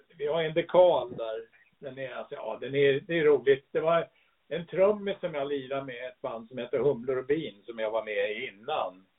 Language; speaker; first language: Swedish; early bilingual, other home language; English